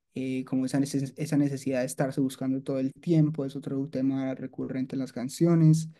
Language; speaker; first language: Spanish; native; Spanish